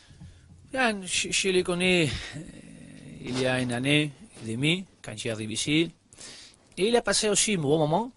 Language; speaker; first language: French; non-native, learner; Spanish